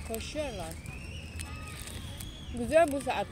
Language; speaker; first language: Turkish; non-native, fluent; Indonesian